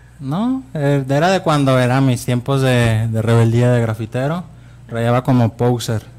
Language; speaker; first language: Spanish; native; Spanish